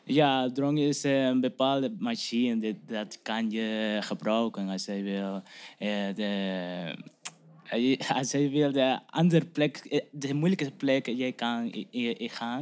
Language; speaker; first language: Dutch; non-native, learner; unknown